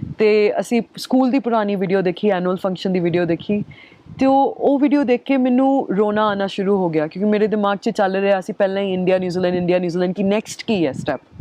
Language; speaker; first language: Punjabi; early bilingual, heritage; Punjabi